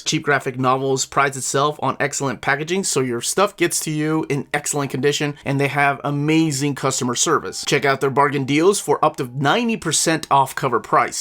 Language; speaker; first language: English; native; English